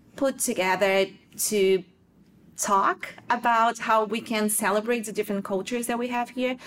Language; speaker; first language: English; non-native, fluent; Portuguese